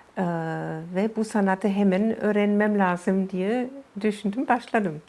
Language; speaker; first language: Turkish; non-native, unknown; German